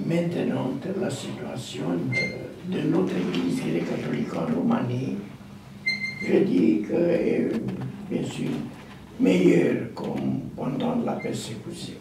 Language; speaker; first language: French; non-native, learner; Romanian